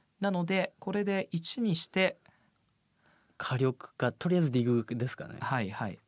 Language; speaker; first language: Japanese; native; Japanese